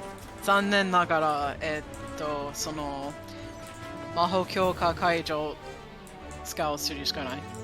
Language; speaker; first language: Japanese; non-native, fluent; English